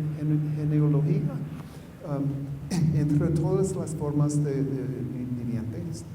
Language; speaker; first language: Spanish; non-native, fluent; English